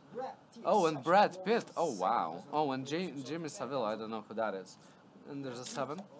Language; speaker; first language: English; non-native, fluent; Latvian